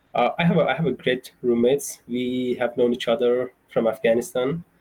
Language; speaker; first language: English; non-native, fluent; Persian